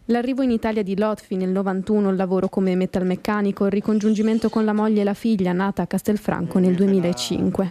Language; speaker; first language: Italian; native; Italian